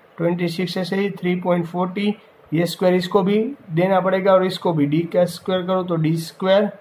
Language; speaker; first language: Hindi; non-native, local second language; Gujarati